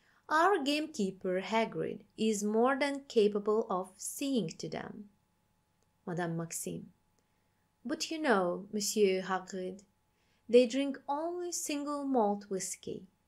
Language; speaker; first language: English; non-native, fluent; Hungarian